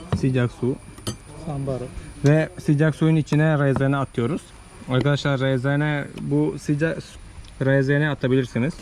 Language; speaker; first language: Turkish; non-native, fluent; Malayalam